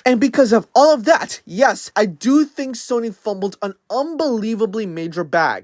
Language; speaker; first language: English; native; English